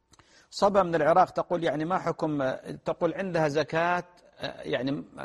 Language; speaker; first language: Arabic; native; Arabic